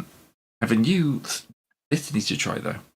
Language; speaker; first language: English; native; English